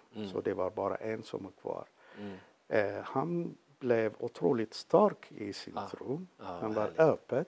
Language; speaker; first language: Swedish; non-native, fluent; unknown